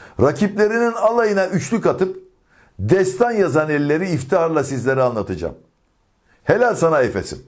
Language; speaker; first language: Turkish; native; Turkish